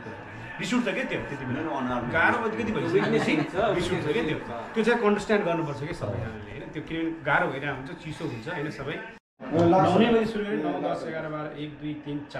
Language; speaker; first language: Nepali; native; Nepali